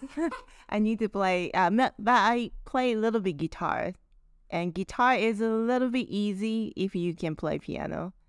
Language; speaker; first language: English; non-native, fluent; Japanese